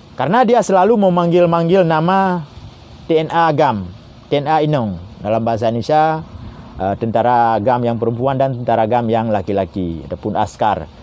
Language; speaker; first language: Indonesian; non-native, local second language; Achinese